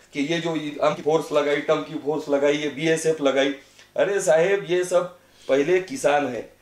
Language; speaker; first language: Hindi; non-native, local second language; Marathi